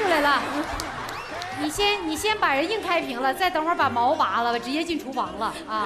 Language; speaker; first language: Chinese; native; Chinese